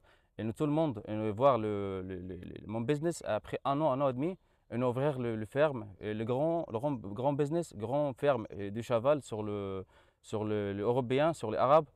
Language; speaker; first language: French; non-native, learner; Arabic